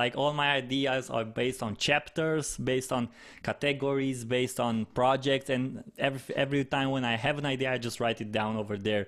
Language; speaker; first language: English; non-native, fluent; Romanian